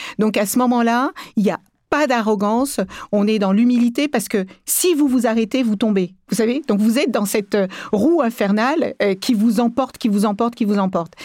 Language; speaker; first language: French; early bilingual, other home language; Kabuverdianu